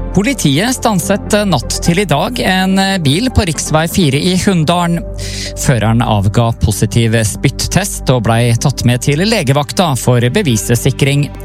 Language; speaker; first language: Norwegian; native; Norwegian